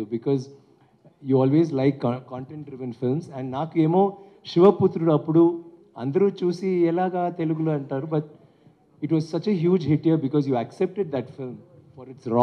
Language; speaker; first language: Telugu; non-native, learner; Tamil